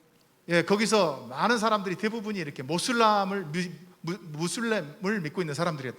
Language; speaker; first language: Korean; native; Korean